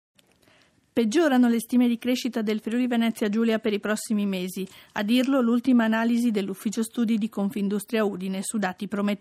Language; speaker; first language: Italian; native; Italian